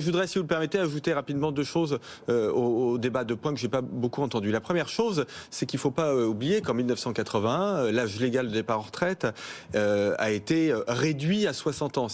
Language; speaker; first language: French; native; French